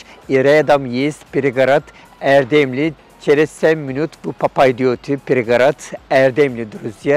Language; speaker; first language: Russian; non-native, learner; Turkish